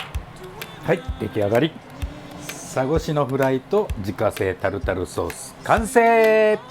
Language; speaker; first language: Japanese; native; Japanese